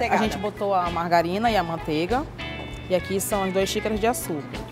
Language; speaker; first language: Portuguese; native; Portuguese